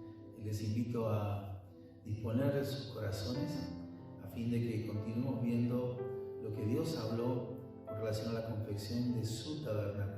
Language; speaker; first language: Spanish; native; Spanish